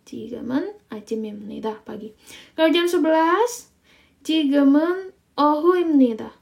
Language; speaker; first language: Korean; non-native, fluent; Indonesian